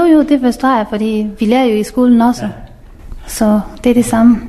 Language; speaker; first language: Danish; non-native, fluent; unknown